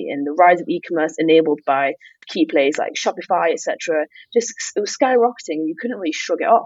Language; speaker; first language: English; native; English